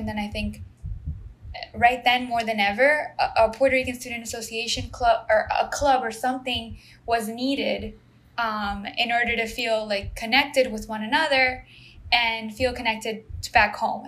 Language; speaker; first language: English; non-native, fluent; Spanish